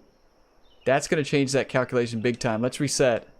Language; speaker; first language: English; native; English